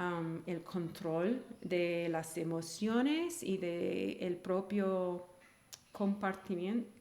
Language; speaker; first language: Spanish; non-native, fluent; English